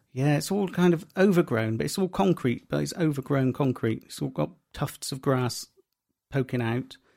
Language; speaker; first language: English; native; English